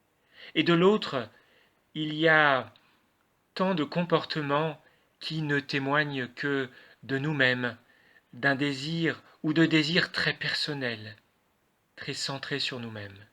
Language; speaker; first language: French; native; French